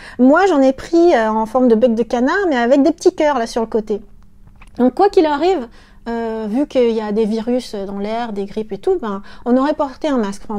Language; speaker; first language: French; native; French